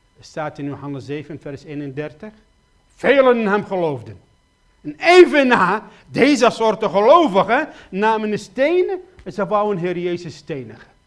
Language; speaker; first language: Dutch; non-native, fluent; Kurdish